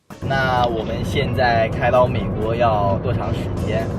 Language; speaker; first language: Chinese; non-native, fluent; English